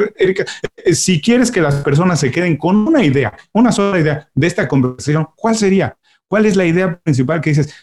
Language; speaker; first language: Spanish; native; Spanish